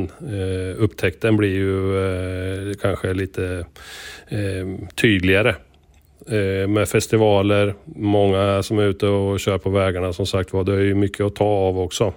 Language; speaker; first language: Swedish; native; Swedish